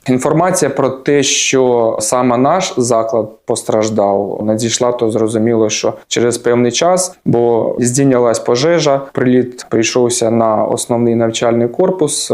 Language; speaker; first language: Ukrainian; native; Ukrainian